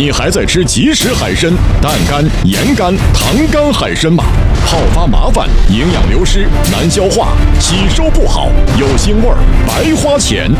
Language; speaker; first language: Chinese; native; Chinese